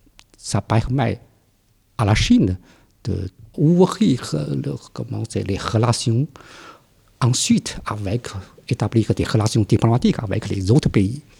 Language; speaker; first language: French; non-native, fluent; Chinese